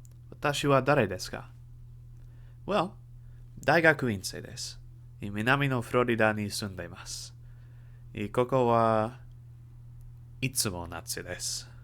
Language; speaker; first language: Japanese; non-native, learner; English